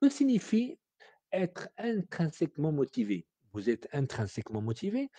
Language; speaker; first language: French; non-native, local second language; Arabic